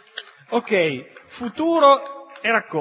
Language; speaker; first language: Italian; native; Italian